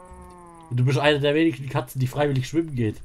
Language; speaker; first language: German; native; German